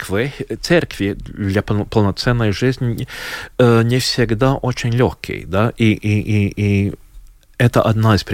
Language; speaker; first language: Russian; non-native, local second language; Latvian